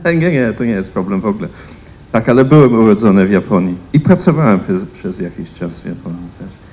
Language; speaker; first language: Polish; non-native, fluent; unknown